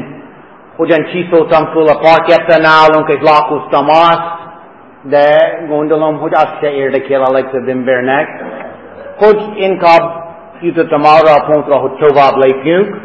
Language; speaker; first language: Hungarian; non-native, fluent; English